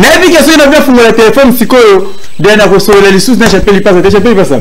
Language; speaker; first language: French; non-native, local second language; Lingala